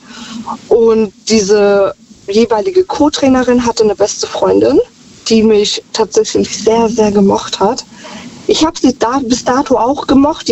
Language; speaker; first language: German; native; German